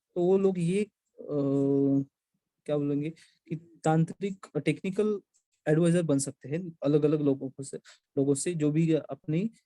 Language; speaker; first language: Hindi; non-native, local second language; Marathi